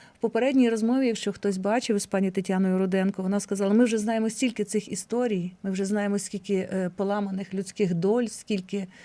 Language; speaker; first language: Ukrainian; native; Ukrainian